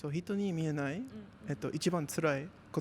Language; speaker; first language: Japanese; non-native, learner; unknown